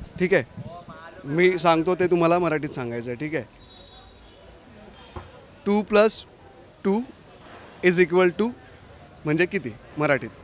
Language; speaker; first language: Marathi; native; Marathi